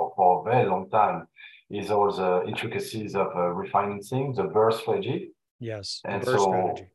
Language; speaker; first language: English; non-native, fluent; French